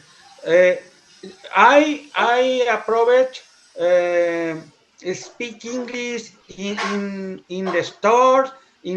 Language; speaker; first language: English; non-native, learner; Spanish